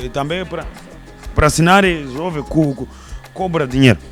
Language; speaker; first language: Portuguese; non-native, learner; Kinyarwanda